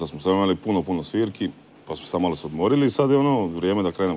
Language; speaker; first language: Bosnian; native; Bosnian